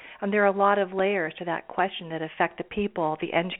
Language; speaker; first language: English; native; English